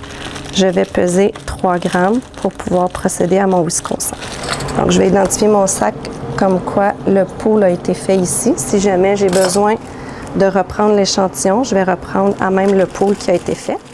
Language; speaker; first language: French; native; French